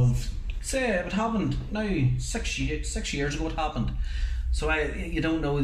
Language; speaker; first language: English; native; English